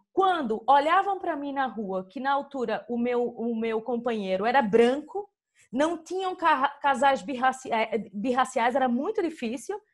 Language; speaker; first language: Portuguese; native; Portuguese